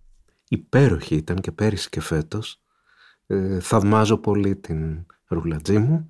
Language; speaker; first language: Greek; native; Greek